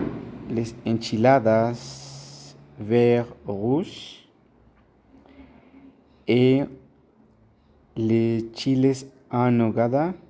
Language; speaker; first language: French; non-native, learner; Spanish